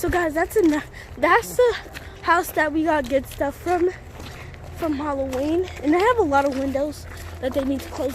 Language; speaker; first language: English; native; English